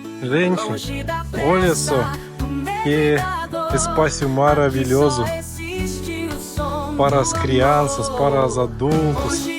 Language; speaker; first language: Portuguese; non-native, learner; Russian